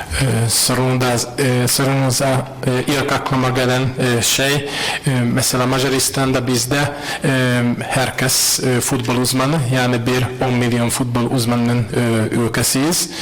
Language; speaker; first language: Turkish; non-native, fluent; Hungarian